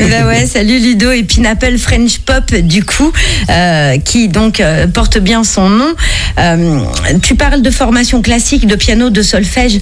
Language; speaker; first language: French; native; French